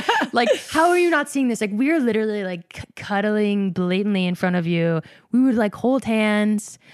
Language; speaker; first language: English; native; English